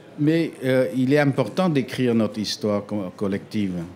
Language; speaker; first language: French; non-native, fluent; Khmer